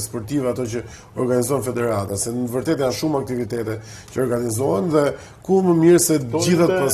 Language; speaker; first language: Albanian; native; Albanian